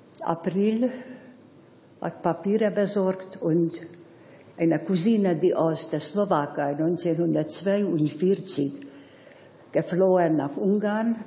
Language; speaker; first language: German; non-native, fluent; Hungarian